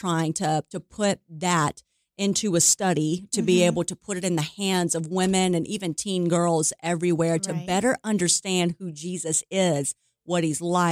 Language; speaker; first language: English; native; English